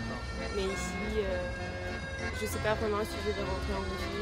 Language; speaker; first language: French; non-native, fluent; Russian